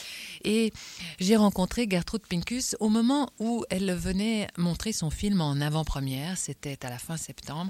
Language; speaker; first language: French; native; French